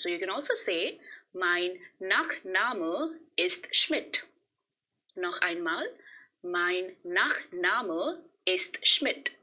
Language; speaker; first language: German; non-native, fluent; Hindi